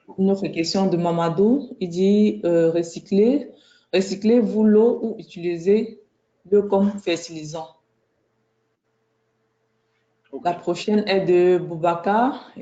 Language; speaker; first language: French; native; French